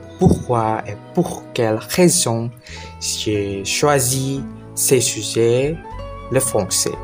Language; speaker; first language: French; non-native, learner; Indonesian